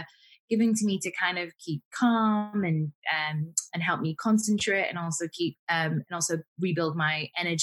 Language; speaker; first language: English; native; English